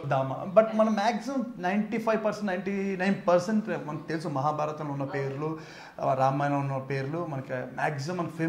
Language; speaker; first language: Telugu; native; Telugu